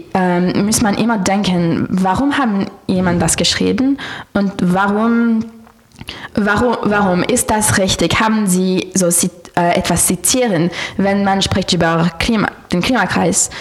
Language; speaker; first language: German; non-native, learner; French